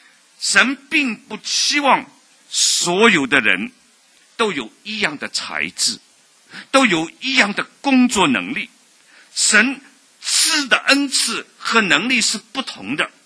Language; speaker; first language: Chinese; native; Chinese